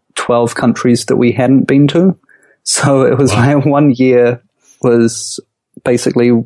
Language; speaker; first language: English; native; English